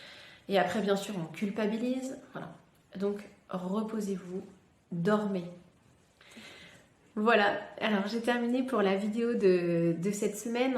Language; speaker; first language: French; native; French